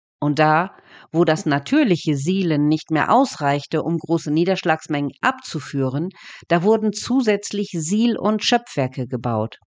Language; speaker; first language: German; native; German